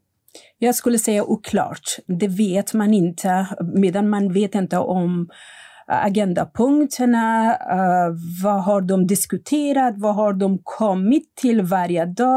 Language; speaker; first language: Swedish; non-native, fluent; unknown